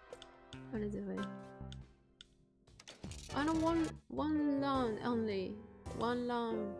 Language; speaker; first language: English; non-native, learner; Japanese